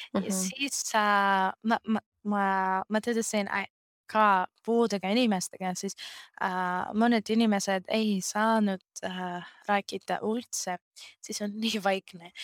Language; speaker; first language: Estonian; non-native, learner; Greek